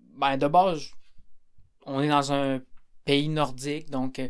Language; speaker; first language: French; native; French